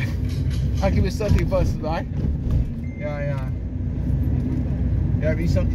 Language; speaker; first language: English; non-native, learner; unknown